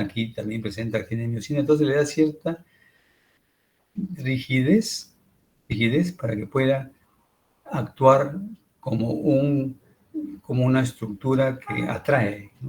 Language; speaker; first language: Spanish; native; Spanish